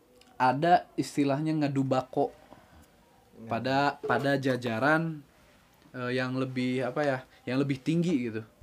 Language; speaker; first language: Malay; non-native, local second language; Sundanese